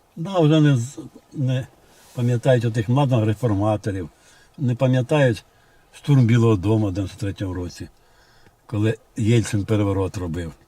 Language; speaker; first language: Ukrainian; non-native, local second language; Russian